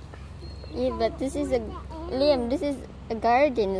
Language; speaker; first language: English; non-native, learner; Filipino